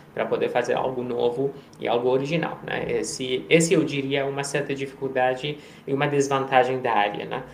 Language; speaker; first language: Portuguese; non-native, fluent; Persian